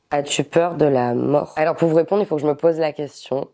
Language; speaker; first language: French; native; French